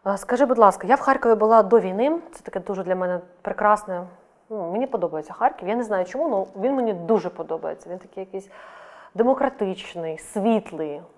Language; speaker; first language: Ukrainian; native; Ukrainian